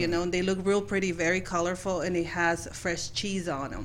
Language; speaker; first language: English; non-native, fluent; Spanish